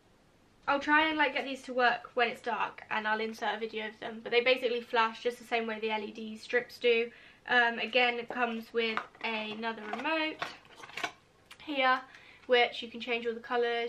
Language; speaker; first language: English; native; English